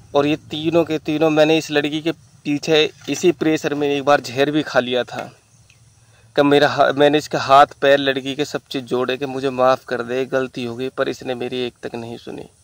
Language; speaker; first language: Hindi; native; Hindi